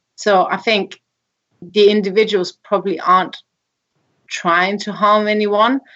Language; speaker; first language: English; non-native, fluent; Danish